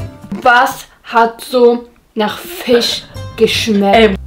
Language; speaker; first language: German; native; German